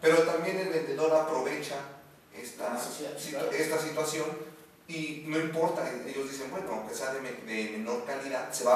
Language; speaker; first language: Spanish; native; Spanish